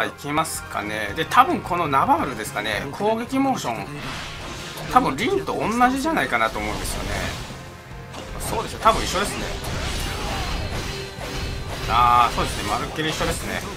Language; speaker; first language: Japanese; native; Japanese